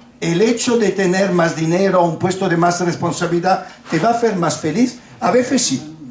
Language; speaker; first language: Spanish; non-native, fluent; Italian